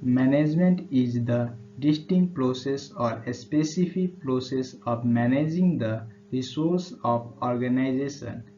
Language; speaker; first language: English; non-native, local second language; Nepali